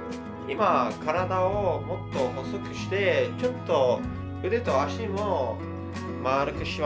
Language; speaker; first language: Japanese; non-native, learner; English